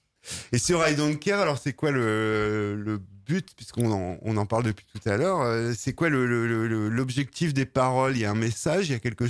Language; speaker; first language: French; native; French